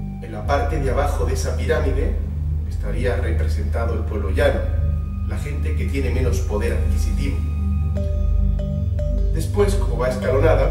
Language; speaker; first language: Spanish; native; Spanish